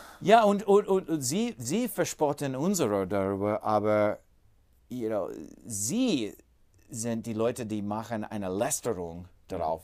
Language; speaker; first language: German; non-native, fluent; English